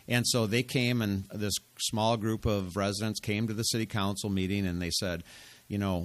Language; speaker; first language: English; native; English